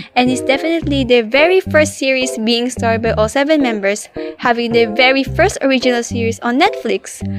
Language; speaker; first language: English; non-native, local second language; Filipino